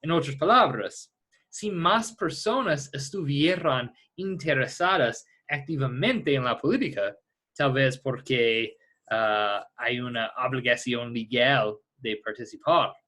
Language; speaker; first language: Spanish; non-native, fluent; English